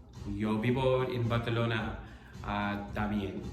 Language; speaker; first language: Spanish; non-native, learner; English